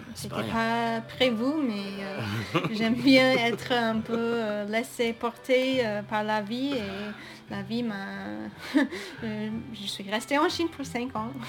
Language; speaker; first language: French; non-native, fluent; English